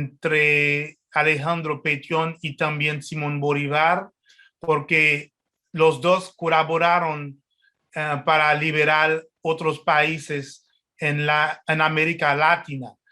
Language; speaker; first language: Spanish; non-native, fluent; French